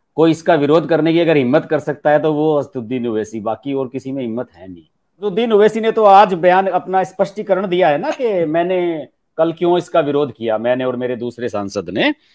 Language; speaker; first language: Hindi; native; Hindi